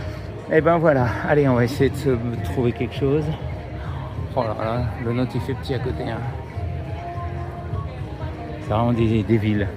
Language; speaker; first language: French; native; French